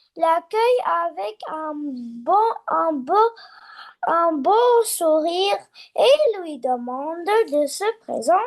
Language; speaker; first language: French; non-native, learner; Arabic